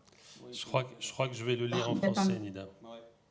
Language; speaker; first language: French; native; French